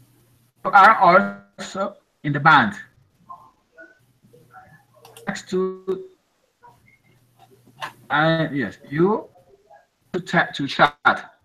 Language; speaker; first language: English; non-native, learner; Spanish